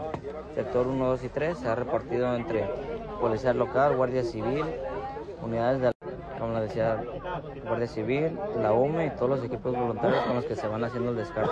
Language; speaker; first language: Spanish; native; Spanish